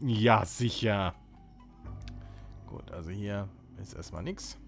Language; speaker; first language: German; native; German